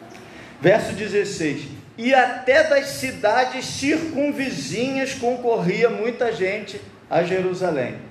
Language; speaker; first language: Portuguese; native; Portuguese